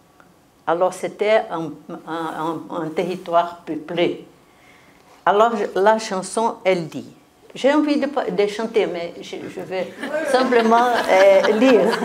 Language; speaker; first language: French; non-native, fluent; Portuguese